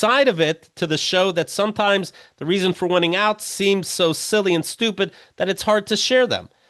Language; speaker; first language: English; native; English